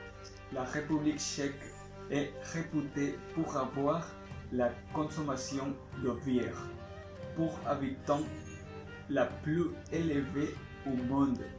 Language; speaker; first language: French; non-native, learner; Spanish